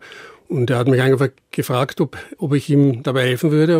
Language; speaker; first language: German; native; German